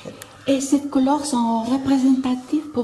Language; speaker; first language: French; non-native, learner; English